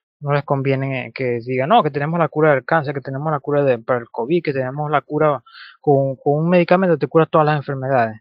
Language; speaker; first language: Spanish; native; Spanish